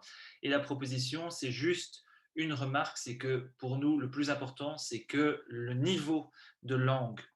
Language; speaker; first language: French; native; French